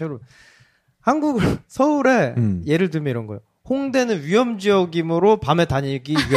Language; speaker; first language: Korean; native; Korean